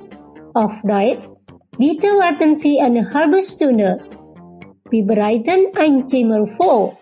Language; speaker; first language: German; non-native, learner; Indonesian